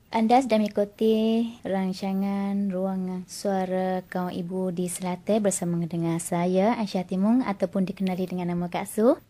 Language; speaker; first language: Malay; native; Malay